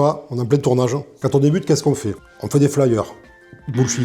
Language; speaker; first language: French; native; French